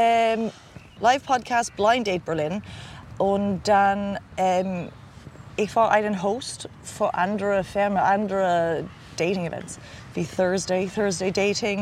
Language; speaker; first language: German; non-native, learner; English